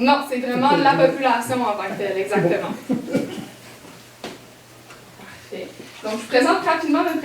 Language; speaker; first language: French; native; French